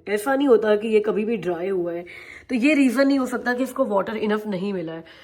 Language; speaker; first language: Hindi; native; Hindi